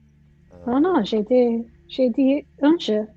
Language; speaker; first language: French; non-native, fluent; English